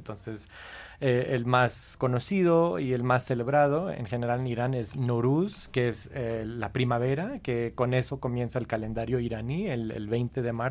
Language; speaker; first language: Spanish; non-native, fluent; English